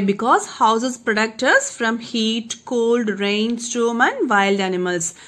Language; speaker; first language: English; non-native, local second language; Tamil